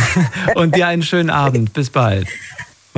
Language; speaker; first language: German; native; German